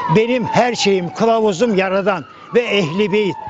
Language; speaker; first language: Turkish; native; Turkish